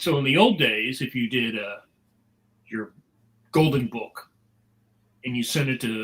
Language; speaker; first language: English; native; English